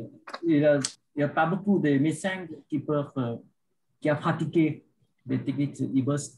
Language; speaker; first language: French; non-native, learner; Vietnamese